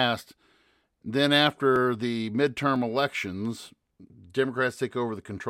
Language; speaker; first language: English; native; English